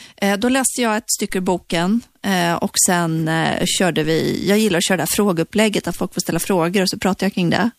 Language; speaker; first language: Swedish; native; Swedish